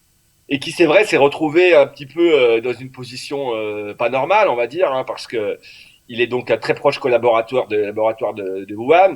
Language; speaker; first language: French; native; French